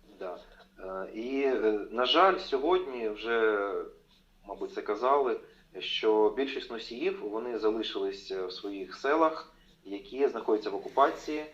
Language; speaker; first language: Ukrainian; non-native, local second language; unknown